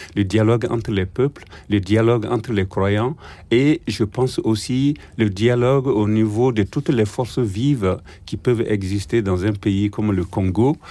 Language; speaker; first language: French; non-native, local second language; Bambara